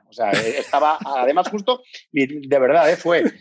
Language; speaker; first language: Spanish; native; Spanish